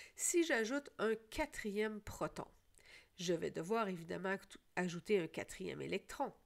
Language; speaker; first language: French; native; French